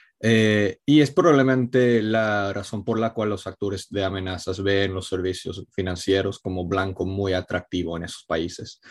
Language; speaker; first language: Spanish; non-native, fluent; Italian